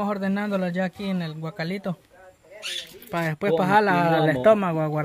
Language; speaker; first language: Spanish; native; Spanish